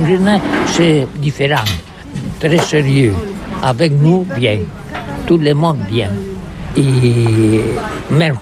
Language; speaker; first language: French; non-native, learner; Catalan